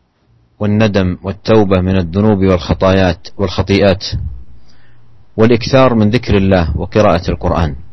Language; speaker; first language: Arabic; native; Arabic